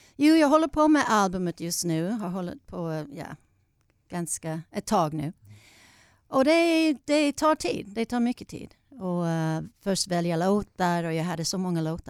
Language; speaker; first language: Swedish; non-native, fluent; English